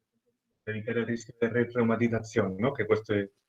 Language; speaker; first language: Italian; non-native, fluent; Spanish